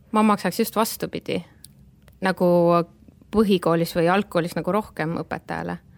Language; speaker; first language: Estonian; native; Estonian